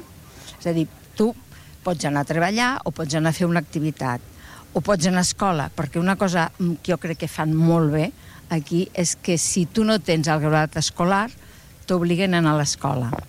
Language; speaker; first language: Catalan; native; Catalan